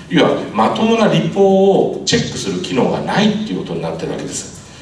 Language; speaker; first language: Japanese; native; Japanese